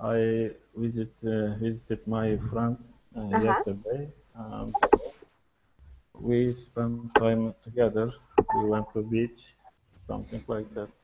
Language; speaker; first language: English; non-native, learner; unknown